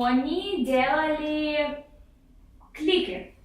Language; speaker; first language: Czech; non-native, learner; English